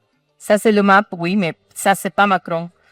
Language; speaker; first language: French; non-native, learner; Spanish